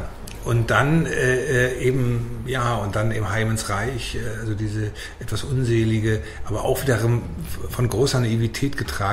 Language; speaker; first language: German; native; German